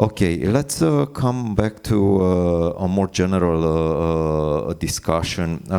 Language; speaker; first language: English; non-native, fluent; Romanian